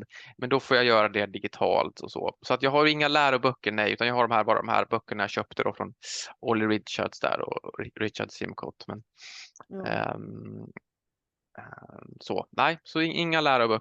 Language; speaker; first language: Swedish; native; Swedish